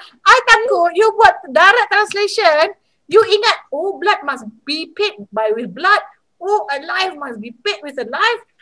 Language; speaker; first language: English; non-native, local second language; Malay